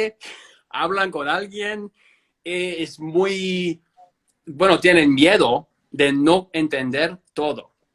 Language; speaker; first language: Spanish; non-native, fluent; English